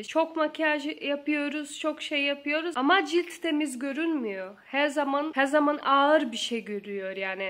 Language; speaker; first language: Turkish; non-native, learner; Portuguese